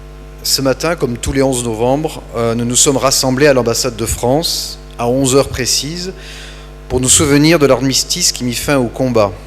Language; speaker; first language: French; native; French